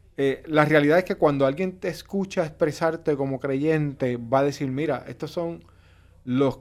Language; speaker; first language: Spanish; native; Spanish